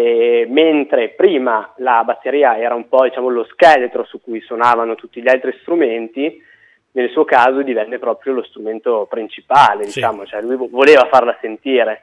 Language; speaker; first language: Italian; native; Italian